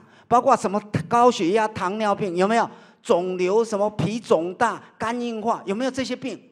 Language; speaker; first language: Chinese; native; Chinese